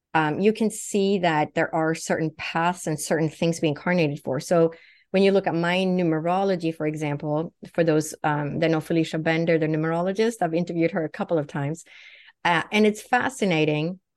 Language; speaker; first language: English; non-native, fluent; Swedish